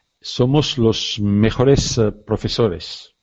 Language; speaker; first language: Spanish; non-native, learner; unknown